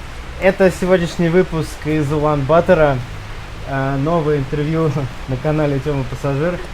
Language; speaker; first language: Russian; native; Russian